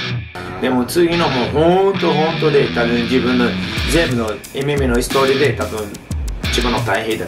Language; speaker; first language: Japanese; non-native, learner; Portuguese